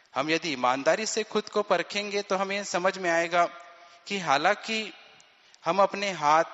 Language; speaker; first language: Hindi; non-native, local second language; Marathi